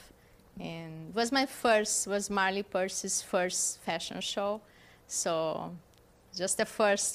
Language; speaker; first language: English; non-native, fluent; German